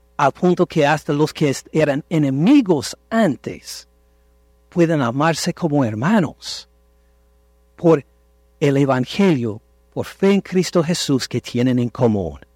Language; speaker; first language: Spanish; non-native, fluent; English